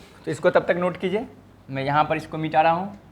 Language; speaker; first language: Hindi; native; Hindi